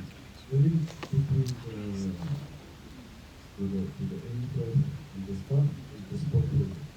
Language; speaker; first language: English; non-native, learner; French